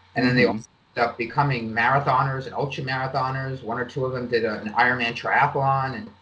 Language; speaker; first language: English; native; English